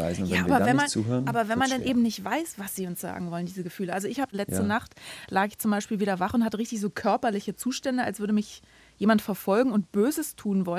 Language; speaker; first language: German; native; German